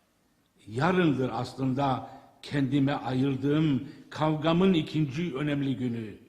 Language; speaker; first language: Turkish; native; Turkish